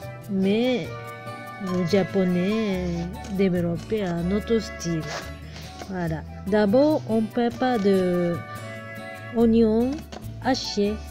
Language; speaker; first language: French; non-native, learner; Japanese